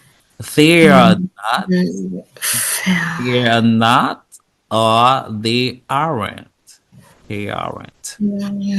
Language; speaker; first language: English; non-native, fluent; Haitian Creole